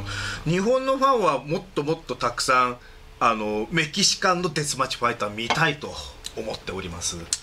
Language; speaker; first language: Japanese; native; Japanese